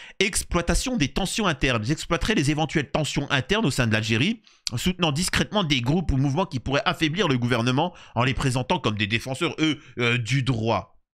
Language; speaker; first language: French; native; French